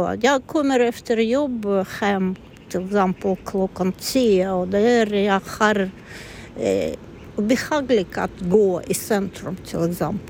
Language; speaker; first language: Swedish; non-native, learner; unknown